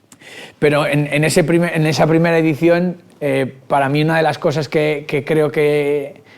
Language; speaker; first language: Spanish; native; Spanish